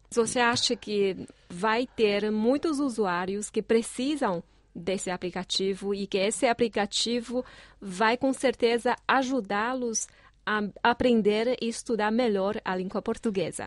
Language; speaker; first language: Portuguese; non-native, fluent; Chinese